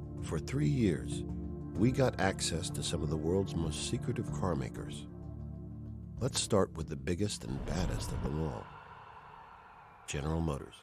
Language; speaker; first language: English; native; English